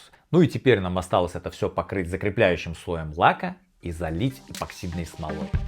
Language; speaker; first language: Russian; native; Russian